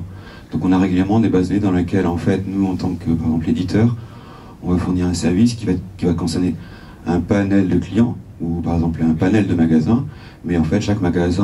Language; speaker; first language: French; native; French